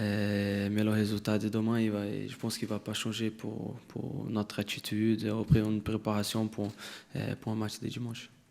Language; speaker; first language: French; non-native, fluent; Portuguese